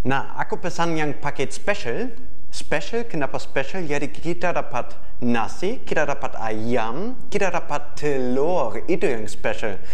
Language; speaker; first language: Indonesian; non-native, fluent; German